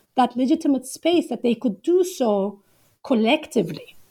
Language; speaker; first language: English; non-native, fluent; Turkish